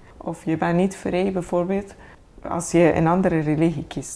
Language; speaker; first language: Dutch; non-native, fluent; Persian